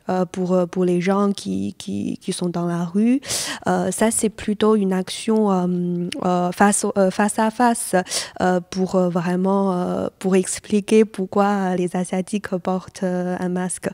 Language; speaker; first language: French; non-native, fluent; Chinese